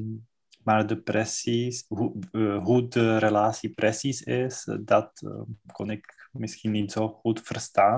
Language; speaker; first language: Dutch; non-native, learner; Czech